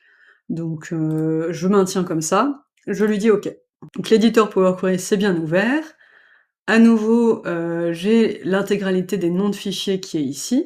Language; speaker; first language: French; native; French